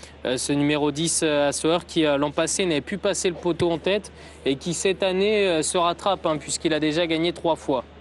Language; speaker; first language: French; native; French